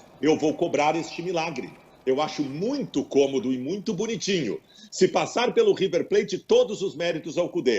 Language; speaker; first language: Portuguese; native; Portuguese